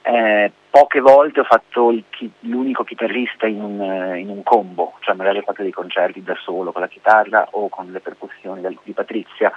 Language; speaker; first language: Italian; native; Italian